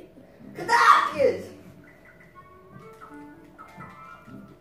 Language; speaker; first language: Dutch; early bilingual, other home language; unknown